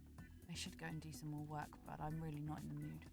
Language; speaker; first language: English; native; English